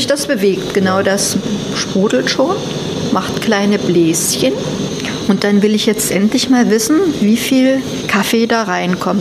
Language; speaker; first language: German; native; German